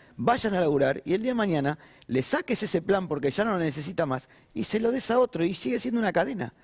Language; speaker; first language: Spanish; native; Spanish